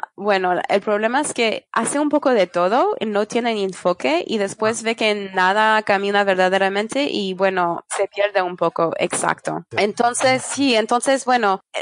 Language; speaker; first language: Spanish; non-native, fluent; French